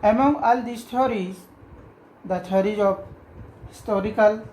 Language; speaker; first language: English; non-native, local second language; Hindi